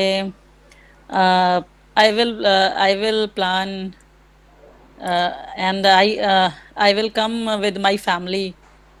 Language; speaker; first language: English; non-native, learner; Hindi